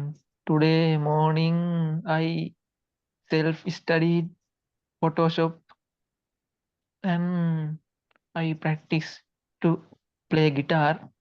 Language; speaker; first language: English; non-native, learner; Sinhala